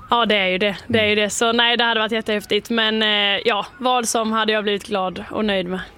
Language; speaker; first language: Swedish; native; Swedish